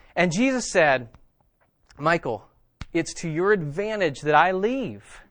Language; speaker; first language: English; native; English